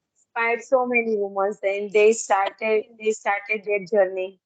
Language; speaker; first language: English; non-native, learner; Gujarati